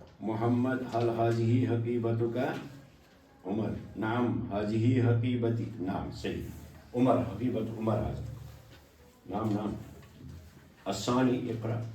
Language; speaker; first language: Arabic; non-native, fluent; Kashmiri